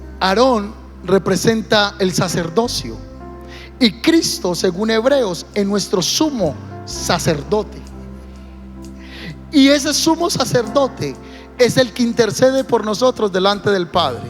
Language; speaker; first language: Spanish; native; Spanish